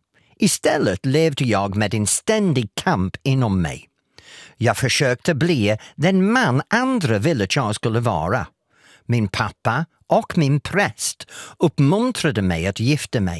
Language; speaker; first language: Swedish; non-native, fluent; English